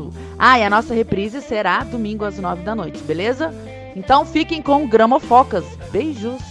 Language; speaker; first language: Portuguese; native; Portuguese